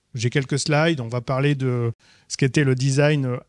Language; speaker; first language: French; native; French